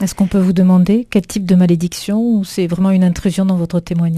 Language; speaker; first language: French; native; French